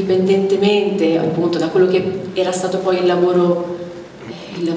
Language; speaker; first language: Italian; native; Italian